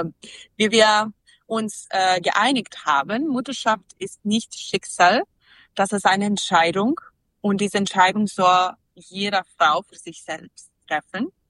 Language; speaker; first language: German; non-native, fluent; Serbian